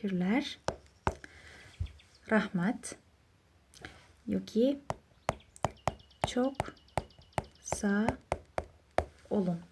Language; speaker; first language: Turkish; non-native, fluent; Uzbek